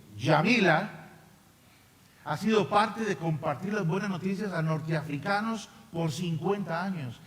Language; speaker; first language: Spanish; native; Spanish